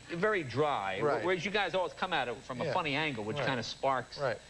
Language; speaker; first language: English; native; English